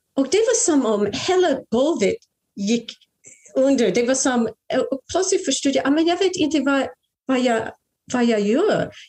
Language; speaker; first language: Swedish; non-native, fluent; English